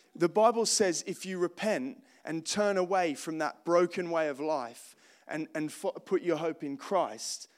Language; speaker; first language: English; native; English